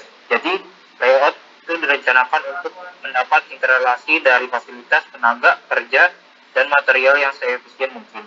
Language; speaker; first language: Indonesian; native; Indonesian